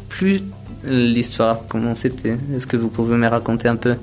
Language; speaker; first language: French; non-native, fluent; Spanish